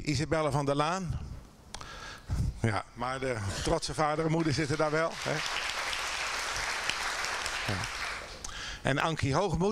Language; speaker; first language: Dutch; native; Dutch